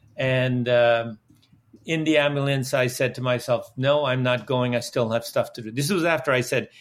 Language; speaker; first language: English; early bilingual, other home language; Dutch